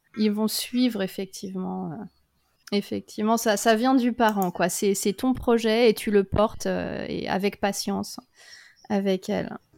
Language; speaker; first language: French; native; French